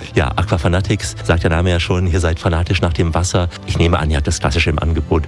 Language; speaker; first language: German; native; German